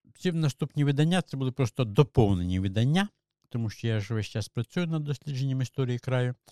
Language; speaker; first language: Ukrainian; native; Ukrainian